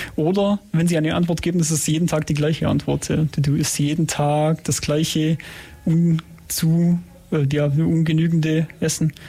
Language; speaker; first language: German; native; German